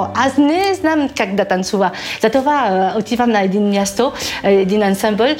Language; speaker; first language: Bulgarian; non-native, learner; French